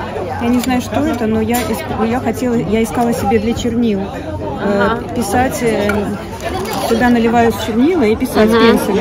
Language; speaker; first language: Russian; native; Russian